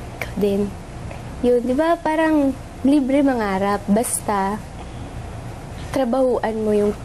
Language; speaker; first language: Filipino; non-native, local second language; Cebuano